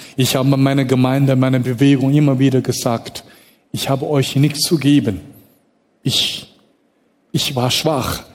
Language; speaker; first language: German; non-native, fluent; Chinese